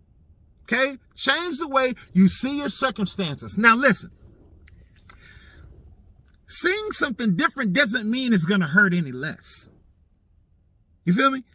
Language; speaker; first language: English; native; English